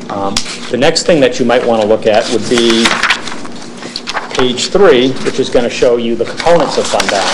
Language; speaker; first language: English; native; English